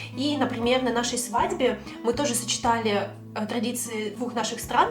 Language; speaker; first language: Russian; native; Russian